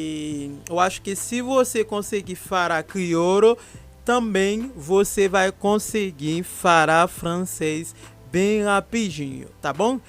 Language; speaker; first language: Portuguese; non-native, fluent; Haitian Creole